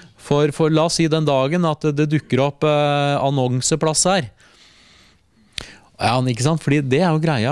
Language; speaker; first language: Norwegian; native; Norwegian